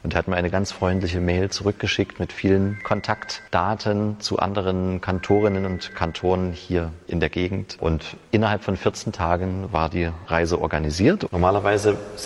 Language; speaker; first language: German; native; German